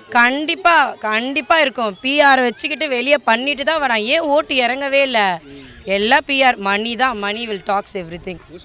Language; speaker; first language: Tamil; native; Tamil